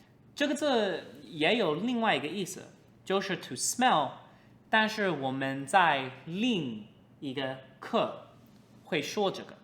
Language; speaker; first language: Chinese; non-native, fluent; English